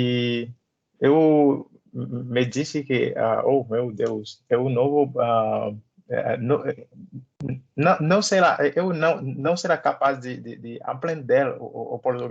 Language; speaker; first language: Portuguese; non-native, learner; Haitian Creole